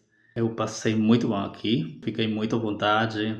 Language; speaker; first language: Portuguese; non-native, fluent; Spanish